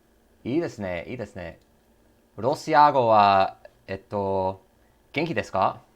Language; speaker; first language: Japanese; non-native, learner; English